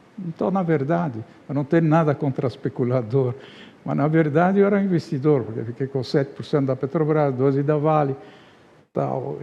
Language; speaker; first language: Portuguese; non-native, fluent; Arabic